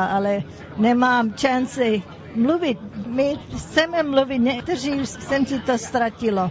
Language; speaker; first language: Czech; early bilingual, heritage; English